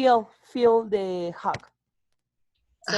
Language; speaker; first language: English; non-native, learner; Spanish